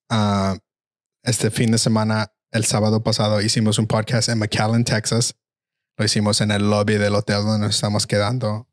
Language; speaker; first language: Spanish; early bilingual, heritage; Spanish